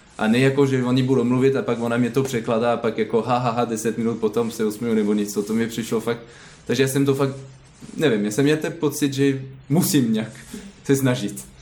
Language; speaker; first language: Czech; non-native, learner; French